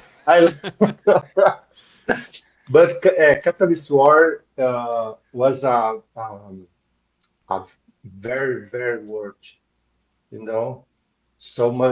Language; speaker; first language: English; non-native, local second language; Portuguese